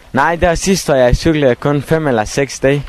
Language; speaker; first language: Danish; non-native, learner; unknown